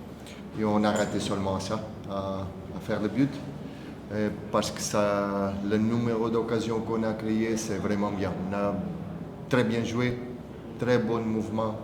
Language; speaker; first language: French; non-native, fluent; Portuguese